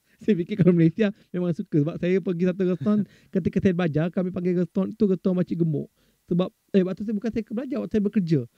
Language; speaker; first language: Malay; native; Malay